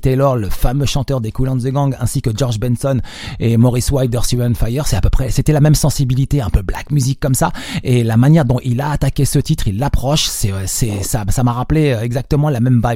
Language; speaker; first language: French; non-native, local second language; Arabic